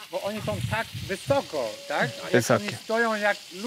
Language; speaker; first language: Polish; non-native, learner; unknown